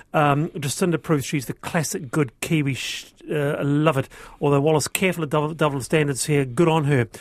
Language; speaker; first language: English; native; English